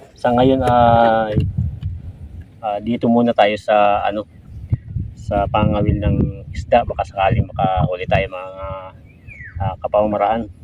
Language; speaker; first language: Filipino; non-native, local second language; Bikol